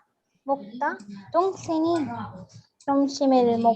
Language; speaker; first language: Korean; non-native, learner; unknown